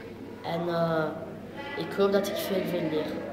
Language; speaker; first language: Dutch; non-native, local second language; Arabic